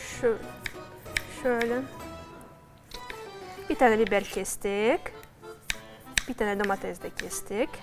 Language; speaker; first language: Turkish; non-native, fluent; Russian